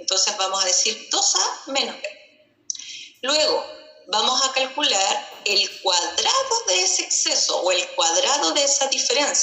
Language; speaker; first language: Spanish; native; Spanish